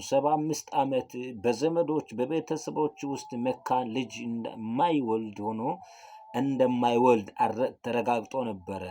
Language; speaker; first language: Amharic; non-native, local second language; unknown